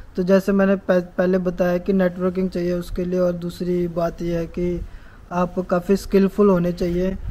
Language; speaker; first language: Hindi; native; Hindi